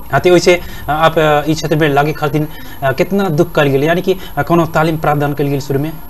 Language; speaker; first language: Bhojpuri; non-native, local second language; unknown